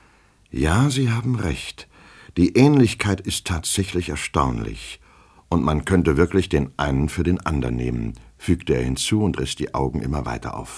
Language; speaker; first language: German; native; German